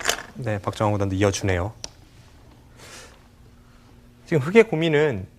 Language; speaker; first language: Korean; native; Korean